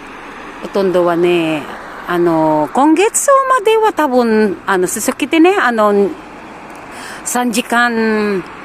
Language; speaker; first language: Japanese; non-native, learner; Filipino